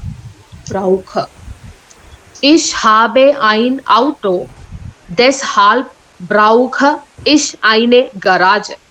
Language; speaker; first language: German; non-native, learner; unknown